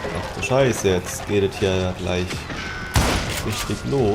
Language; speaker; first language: German; native; German